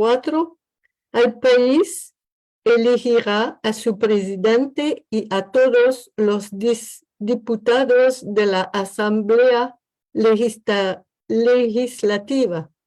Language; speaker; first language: Spanish; non-native, learner; French